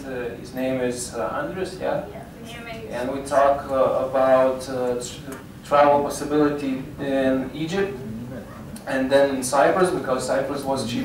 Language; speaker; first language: English; non-native, learner; Lithuanian